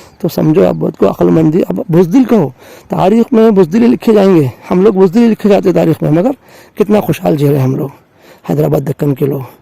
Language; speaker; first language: Urdu; native; Urdu